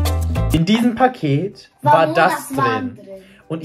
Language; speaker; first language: German; native; German